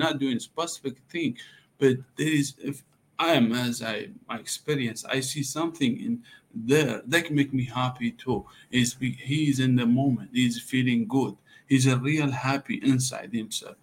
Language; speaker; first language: English; non-native, learner; Persian